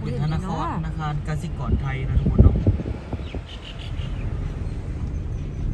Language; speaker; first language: Thai; non-native, local second language; Northeastern Thai